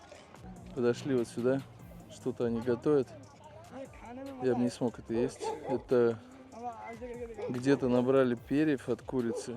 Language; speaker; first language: Russian; native; Russian